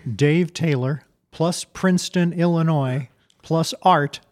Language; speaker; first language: English; native; English